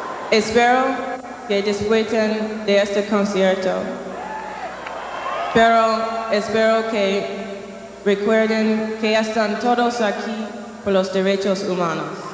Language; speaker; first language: Spanish; non-native, learner; English